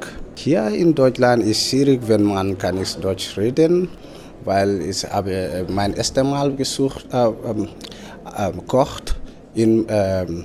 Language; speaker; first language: German; non-native, learner; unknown